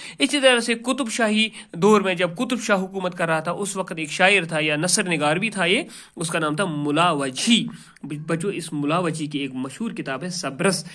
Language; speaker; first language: Urdu; non-native, local second language; Kashmiri